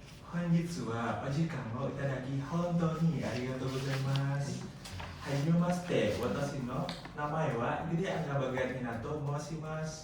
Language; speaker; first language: Japanese; non-native, learner; Indonesian